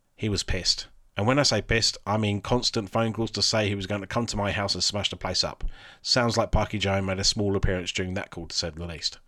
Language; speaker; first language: English; native; English